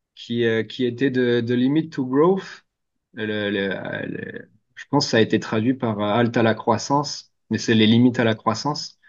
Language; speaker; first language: French; native; French